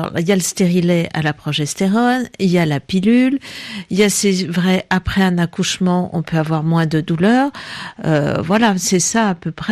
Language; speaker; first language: French; native; French